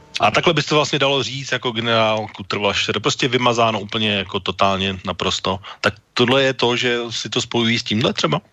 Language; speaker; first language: Czech; native; Czech